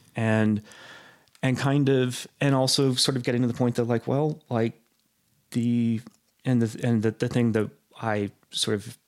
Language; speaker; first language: English; native; English